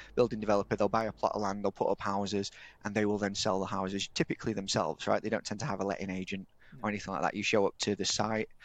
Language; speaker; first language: English; native; English